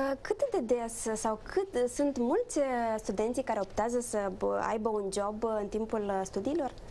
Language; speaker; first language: Romanian; native; Romanian